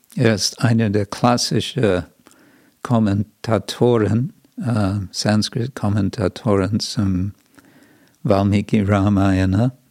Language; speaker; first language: German; non-native, fluent; English